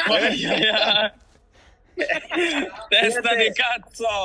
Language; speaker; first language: German; non-native, fluent; Serbian